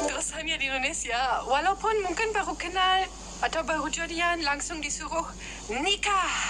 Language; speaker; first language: Indonesian; non-native, fluent; German